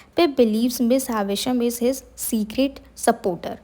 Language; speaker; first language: English; non-native, local second language; Hindi